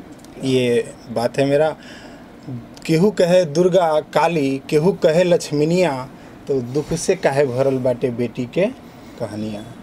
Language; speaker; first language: Hindi; native; Hindi